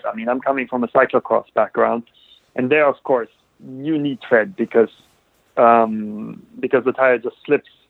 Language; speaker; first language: English; non-native, fluent; German